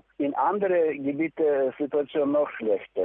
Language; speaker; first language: German; non-native, learner; Ukrainian